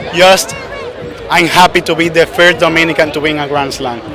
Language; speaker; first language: English; non-native, learner; Spanish